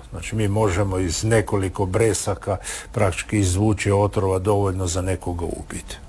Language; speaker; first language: Croatian; native; Croatian